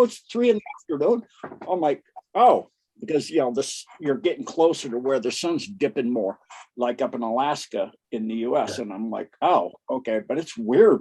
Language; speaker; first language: English; native; English